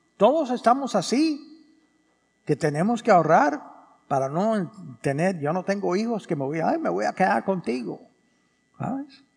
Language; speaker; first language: Spanish; early bilingual, heritage; English